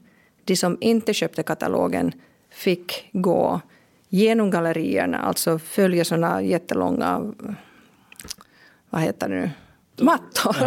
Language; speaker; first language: Swedish; non-native, local second language; Finnish